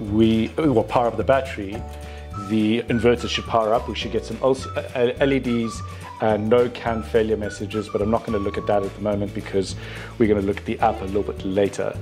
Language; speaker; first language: English; native; English